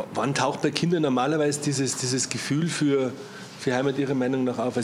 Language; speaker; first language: German; native; German